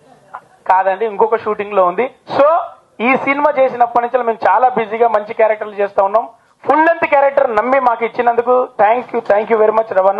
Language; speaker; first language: Telugu; native; Telugu